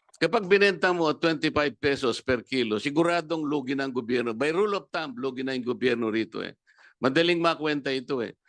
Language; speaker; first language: Filipino; non-native, local second language; Pampanga